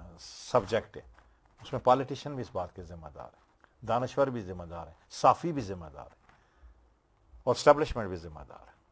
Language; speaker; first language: Urdu; non-native, local second language; Punjabi